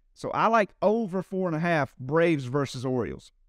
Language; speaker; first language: English; native; English